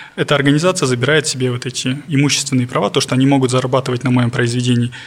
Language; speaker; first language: Russian; non-native, local second language; Kazakh